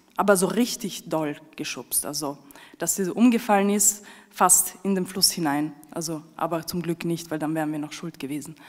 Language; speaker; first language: German; early bilingual, other home language; Romany